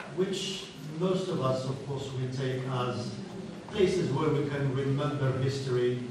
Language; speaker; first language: English; non-native, fluent; Arabic